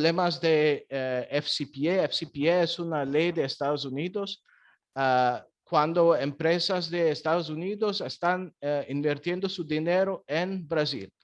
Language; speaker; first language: Spanish; non-native, fluent; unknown